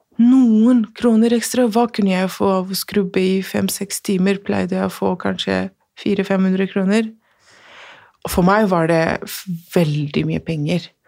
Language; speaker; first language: Norwegian; non-native, fluent; Persian